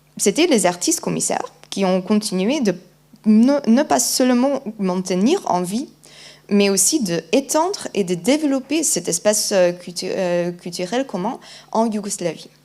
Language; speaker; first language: French; non-native, fluent; Polish